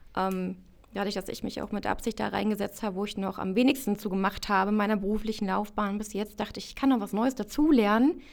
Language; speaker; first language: German; native; German